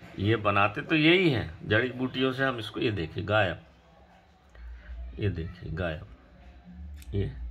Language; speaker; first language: Hindi; native; Hindi